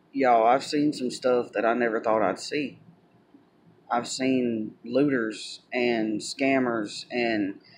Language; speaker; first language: English; native; English